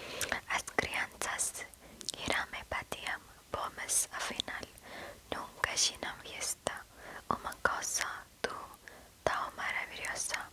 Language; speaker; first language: Portuguese; non-native, learner; English